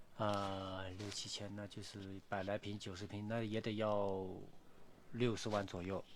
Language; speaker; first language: Chinese; native; Chinese